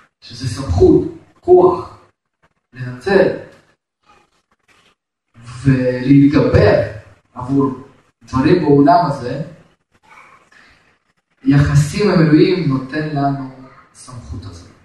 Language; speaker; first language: Hebrew; non-native, fluent; Russian